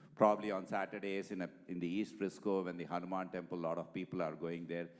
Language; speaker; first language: English; non-native, local second language; Telugu